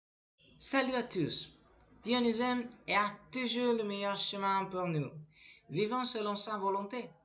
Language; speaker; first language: French; non-native, learner; Spanish